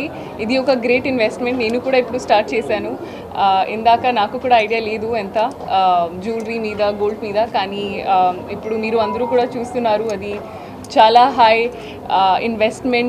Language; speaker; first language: Telugu; non-native, local second language; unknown